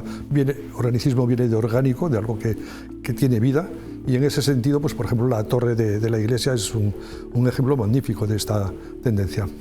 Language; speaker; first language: Spanish; native; Spanish